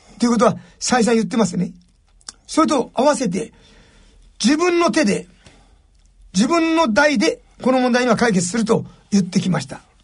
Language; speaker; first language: Japanese; native; Japanese